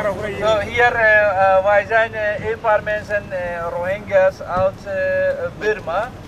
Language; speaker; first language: Dutch; non-native, fluent; Rohingya